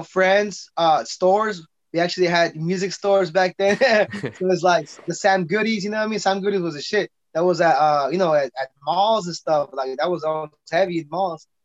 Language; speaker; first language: English; native; English